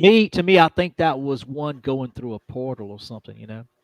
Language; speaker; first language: English; native; English